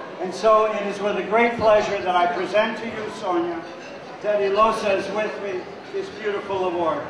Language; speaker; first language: English; native; English